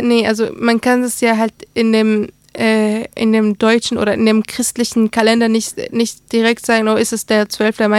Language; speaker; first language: German; early bilingual, other home language; Arabic